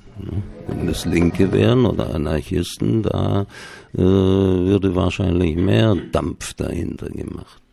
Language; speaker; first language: German; native; German